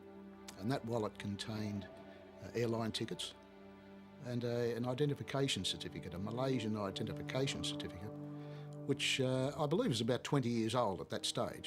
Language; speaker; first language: English; native; English